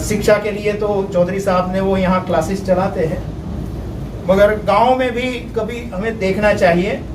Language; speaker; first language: Hindi; non-native, local second language; Gujarati